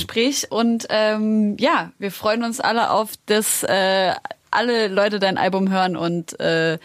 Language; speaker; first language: German; native; German